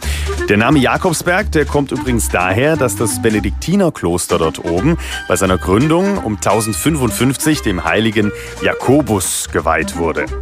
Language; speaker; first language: German; native; German